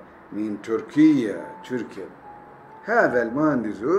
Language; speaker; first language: Arabic; non-native, fluent; Turkish